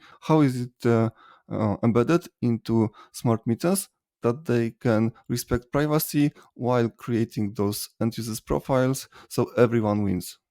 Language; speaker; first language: English; non-native, fluent; Polish